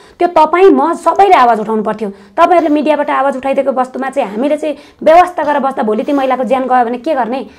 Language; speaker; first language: Nepali; native; Nepali